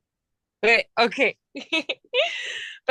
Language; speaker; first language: French; non-native, learner; English